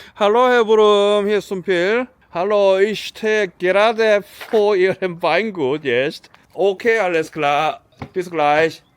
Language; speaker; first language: German; non-native, fluent; Korean